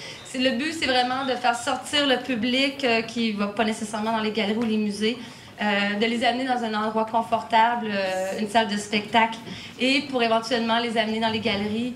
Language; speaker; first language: French; native; French